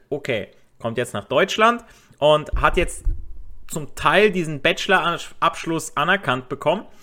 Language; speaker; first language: German; native; German